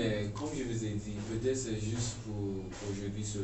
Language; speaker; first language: French; non-native, fluent; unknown